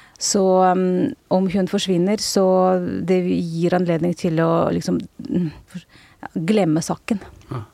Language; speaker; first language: Norwegian; non-native, fluent; Russian